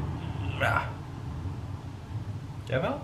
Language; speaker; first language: Dutch; native; Dutch